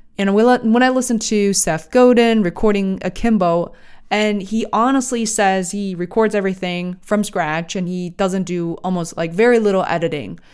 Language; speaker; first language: English; non-native, fluent; Chinese